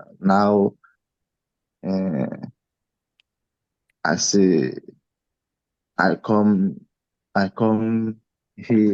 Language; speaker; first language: English; non-native, learner; Haitian Creole